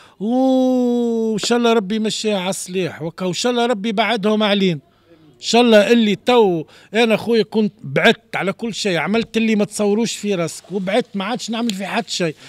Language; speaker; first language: Arabic; native; Arabic